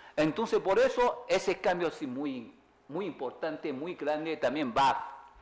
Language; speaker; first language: Spanish; non-native, fluent; Chinese